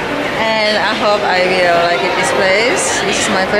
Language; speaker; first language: English; non-native, learner; Indonesian